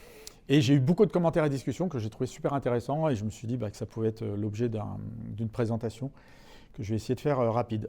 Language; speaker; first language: French; native; French